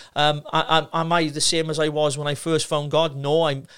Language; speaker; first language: English; native; English